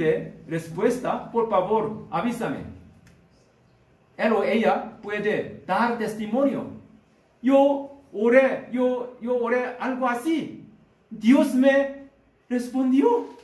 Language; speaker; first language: Spanish; non-native, learner; Korean